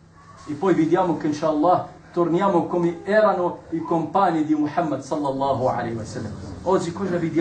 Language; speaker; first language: Italian; non-native, fluent; Arabic